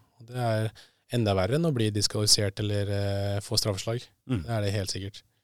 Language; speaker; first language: Norwegian; early bilingual, other home language; Spanish